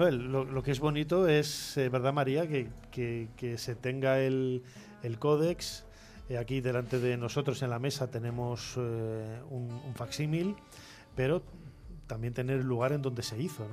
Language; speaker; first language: Spanish; native; Spanish